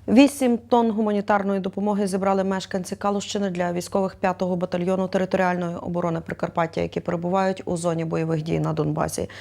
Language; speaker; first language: Ukrainian; native; Ukrainian